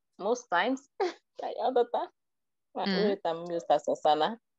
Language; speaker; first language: Finnish; non-native, learner; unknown